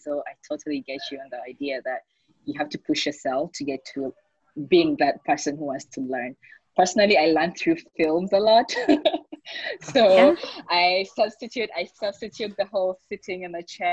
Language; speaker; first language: English; non-native, local second language; Ganda